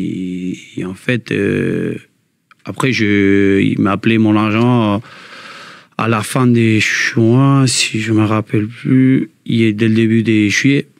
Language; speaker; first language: French; non-native, learner; Spanish